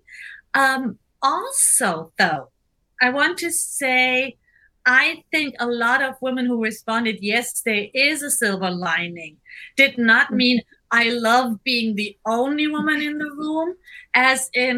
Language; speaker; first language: English; non-native, fluent; German